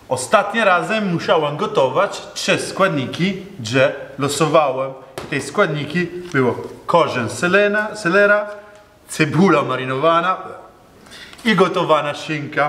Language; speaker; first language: Polish; non-native, learner; Italian